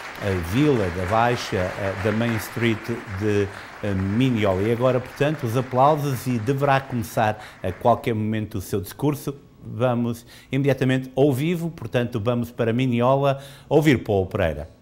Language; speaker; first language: Portuguese; native; Portuguese